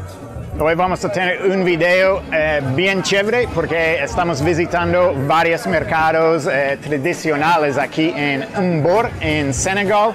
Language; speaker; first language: Spanish; non-native, fluent; English